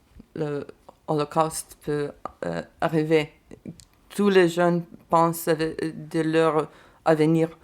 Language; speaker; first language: French; non-native, learner; Lithuanian